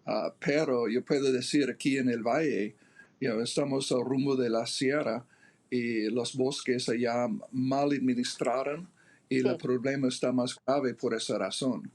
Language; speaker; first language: Spanish; non-native, fluent; English